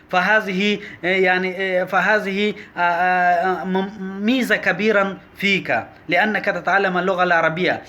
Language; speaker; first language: Arabic; non-native, learner; Pashto